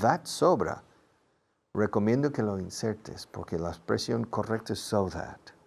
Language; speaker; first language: Spanish; non-native, fluent; English